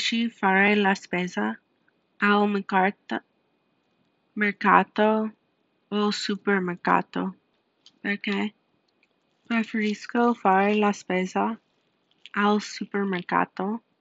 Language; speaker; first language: Italian; non-native, learner; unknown